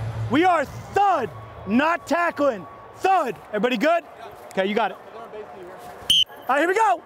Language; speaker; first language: English; native; English